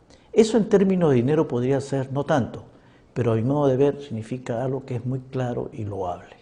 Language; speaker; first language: Spanish; native; Spanish